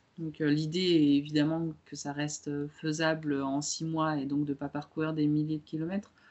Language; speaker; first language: French; early bilingual, other home language; Romanian